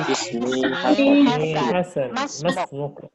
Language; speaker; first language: Arabic; non-native, learner; Indonesian